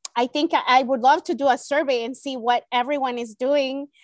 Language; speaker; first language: English; non-native, fluent; Spanish